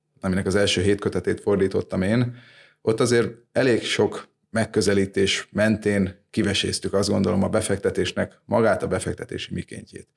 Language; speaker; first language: Hungarian; native; Hungarian